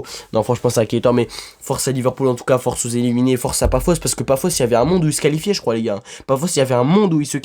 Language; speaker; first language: French; native; French